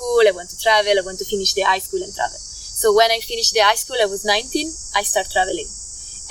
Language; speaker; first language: English; non-native, fluent; Italian